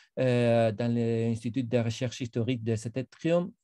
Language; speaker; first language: French; non-native, fluent; Spanish